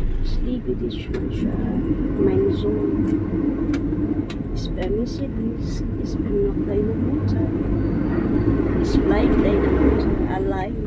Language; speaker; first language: German; non-native, learner; Filipino